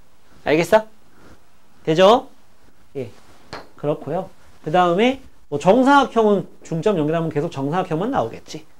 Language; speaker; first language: Korean; native; Korean